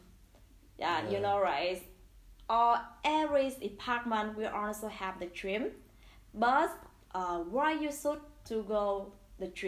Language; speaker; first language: English; non-native, learner; Vietnamese